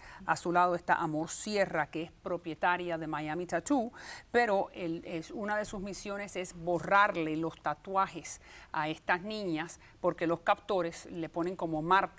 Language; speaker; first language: Spanish; native; Spanish